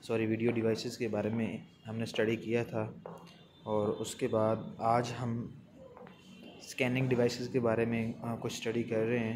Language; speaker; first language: Hindi; non-native, local second language; Punjabi